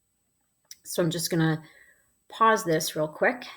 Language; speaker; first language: English; native; English